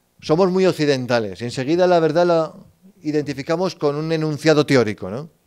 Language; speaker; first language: Spanish; native; Spanish